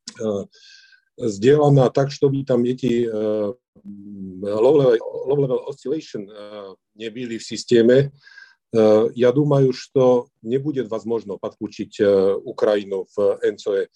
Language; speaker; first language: Russian; non-native, learner; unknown